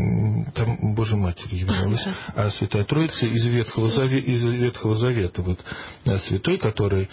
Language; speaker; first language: Russian; native; Russian